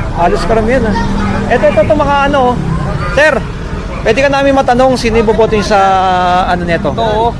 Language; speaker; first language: Filipino; native; Filipino